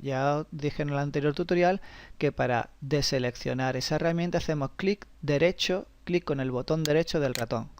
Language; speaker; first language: Spanish; native; Spanish